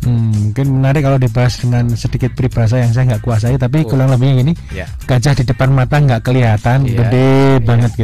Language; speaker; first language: Indonesian; native; Indonesian